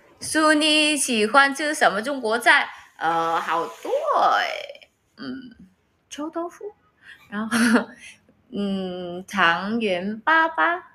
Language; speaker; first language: Chinese; non-native, learner; Vietnamese